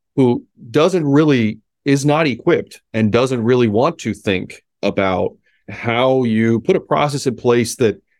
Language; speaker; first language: English; early bilingual, other home language; Spanish